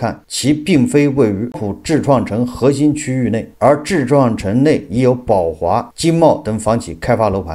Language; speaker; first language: Chinese; native; Chinese